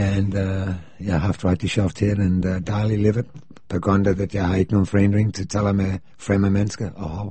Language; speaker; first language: Danish; non-native, fluent; English